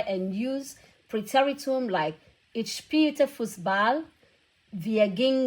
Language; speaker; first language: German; non-native, fluent; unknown